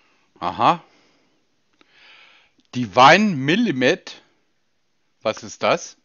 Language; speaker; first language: German; native; German